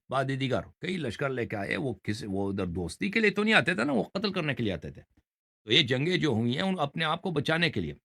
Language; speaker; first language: Urdu; non-native, fluent; Persian